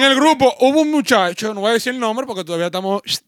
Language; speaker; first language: Spanish; native; Spanish